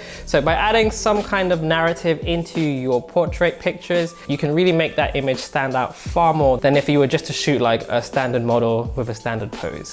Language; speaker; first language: English; native; English